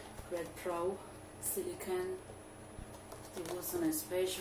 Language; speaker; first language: English; non-native, fluent; Spanish